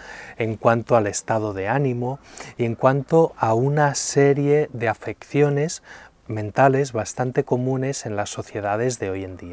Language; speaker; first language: Spanish; native; Spanish